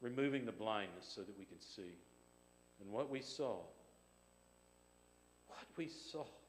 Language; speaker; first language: English; native; English